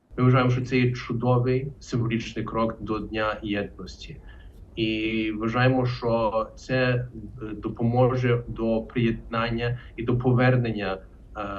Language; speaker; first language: Ukrainian; early bilingual, heritage; Ukrainian